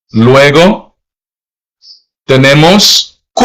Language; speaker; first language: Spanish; non-native, learner; English